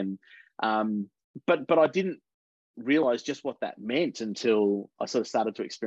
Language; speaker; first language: English; native; English